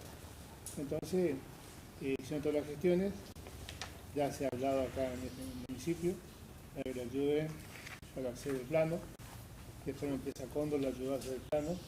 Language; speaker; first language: Spanish; native; Spanish